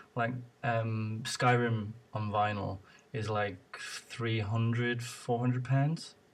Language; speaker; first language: English; native; English